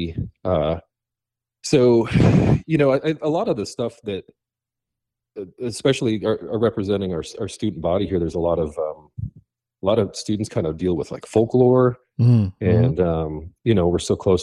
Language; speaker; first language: English; native; English